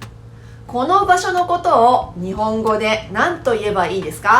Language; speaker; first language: Japanese; native; Japanese